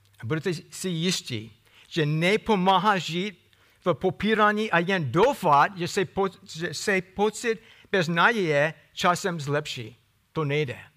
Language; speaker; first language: Czech; non-native, fluent; English